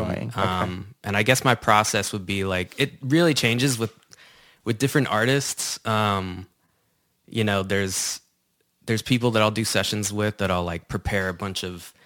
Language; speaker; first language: English; native; English